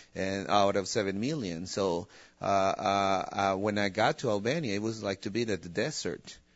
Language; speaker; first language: English; non-native, fluent; Spanish